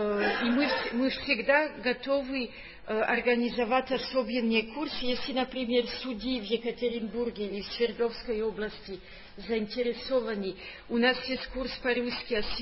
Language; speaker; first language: Russian; non-native, fluent; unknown